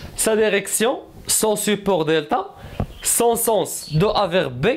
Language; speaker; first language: French; non-native, local second language; Arabic